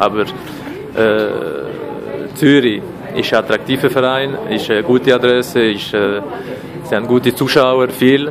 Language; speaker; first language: German; non-native, local second language; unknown